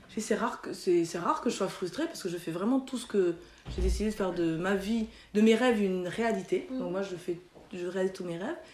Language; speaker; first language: French; native; French